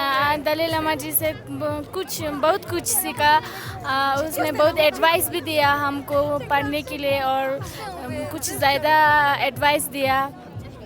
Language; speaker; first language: Hindi; non-native, local second language; Ladakhi